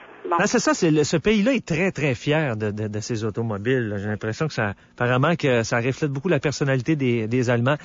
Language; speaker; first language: French; native; French